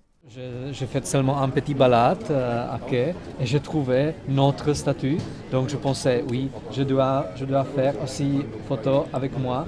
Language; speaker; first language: French; non-native, learner; Czech